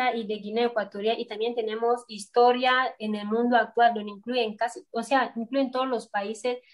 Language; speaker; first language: Spanish; non-native, local second language; Fang